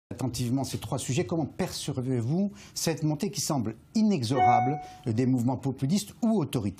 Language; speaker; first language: French; native; French